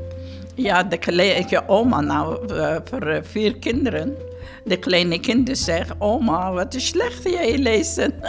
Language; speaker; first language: Dutch; non-native, learner; Turkish